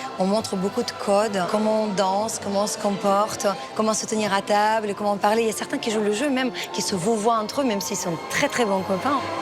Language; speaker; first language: French; non-native, fluent; Ukrainian